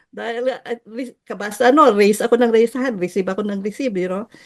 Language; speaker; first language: Filipino; native; Filipino